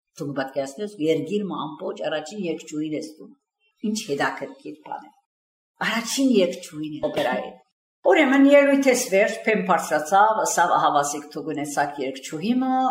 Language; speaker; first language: Armenian; early bilingual, heritage; Armenian